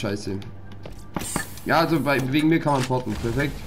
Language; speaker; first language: German; native; German